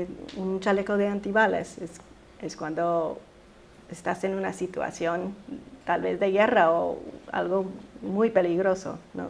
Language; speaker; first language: Spanish; early bilingual, heritage; Spanish